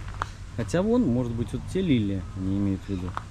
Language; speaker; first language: Russian; native; Russian